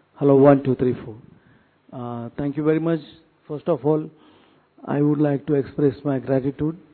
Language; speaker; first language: English; non-native, local second language; Marathi